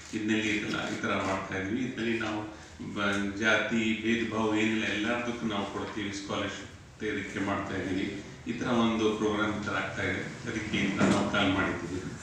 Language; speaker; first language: Kannada; non-native, local second language; Urdu